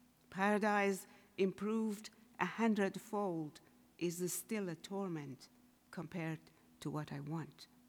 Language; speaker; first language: English; non-native, fluent; Persian